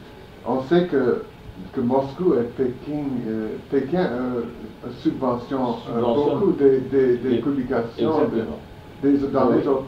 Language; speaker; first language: French; non-native, fluent; English